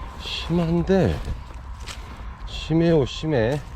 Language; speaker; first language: Korean; native; Korean